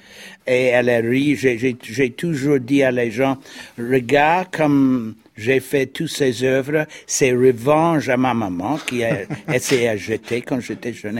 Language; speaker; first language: French; non-native, fluent; English